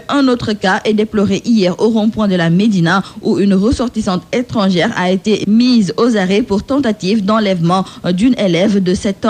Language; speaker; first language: French; non-native, local second language; Wolof